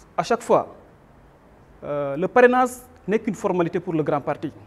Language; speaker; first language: French; non-native, local second language; Wolof